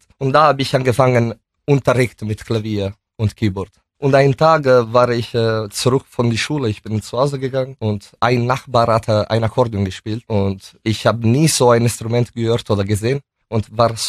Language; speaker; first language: German; non-native, fluent; Italian